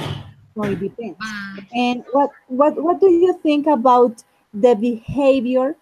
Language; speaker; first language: English; non-native, learner; Spanish